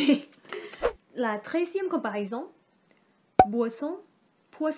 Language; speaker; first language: French; non-native, fluent; Thai